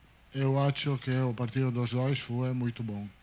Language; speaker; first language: Portuguese; non-native, fluent; Italian